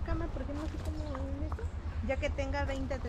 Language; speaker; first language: Spanish; native; Spanish